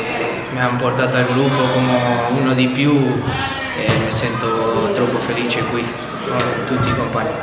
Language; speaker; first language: Italian; non-native, learner; Spanish